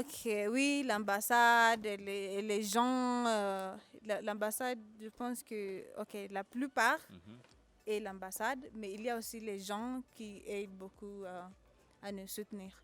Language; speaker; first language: French; non-native, fluent; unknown